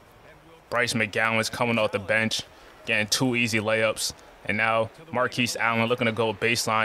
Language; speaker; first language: English; native; English